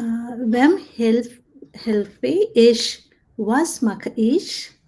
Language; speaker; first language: German; non-native, learner; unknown